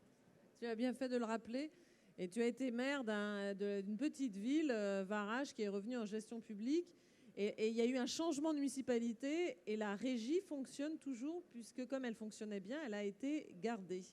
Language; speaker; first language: French; native; French